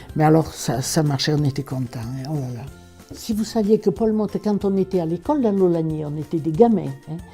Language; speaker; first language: French; native; French